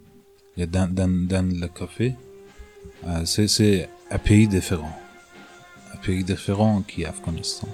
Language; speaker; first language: French; non-native, learner; Persian